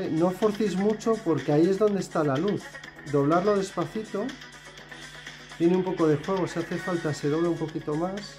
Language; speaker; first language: Spanish; native; Spanish